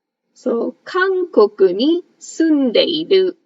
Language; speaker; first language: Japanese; non-native, fluent; English